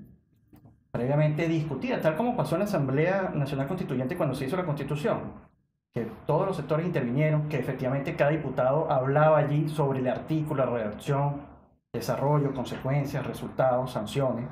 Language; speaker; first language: Spanish; native; Spanish